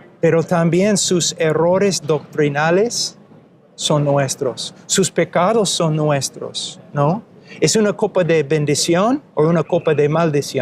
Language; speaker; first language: Spanish; non-native, fluent; English